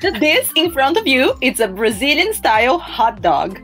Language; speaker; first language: English; non-native, fluent; Portuguese